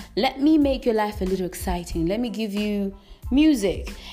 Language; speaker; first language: English; non-native, local second language; Nyanja